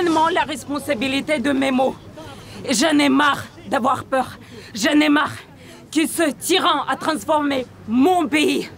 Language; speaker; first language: French; non-native, fluent; Russian